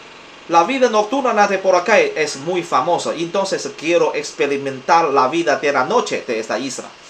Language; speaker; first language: Spanish; non-native, learner; Chinese